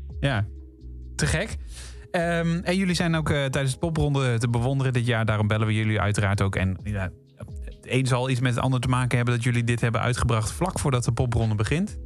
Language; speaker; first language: Dutch; native; Dutch